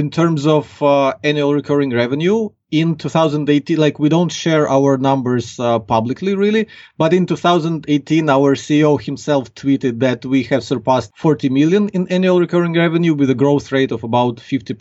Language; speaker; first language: English; non-native, fluent; Ukrainian